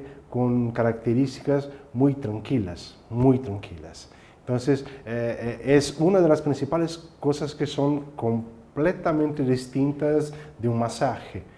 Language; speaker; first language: Spanish; non-native, fluent; Portuguese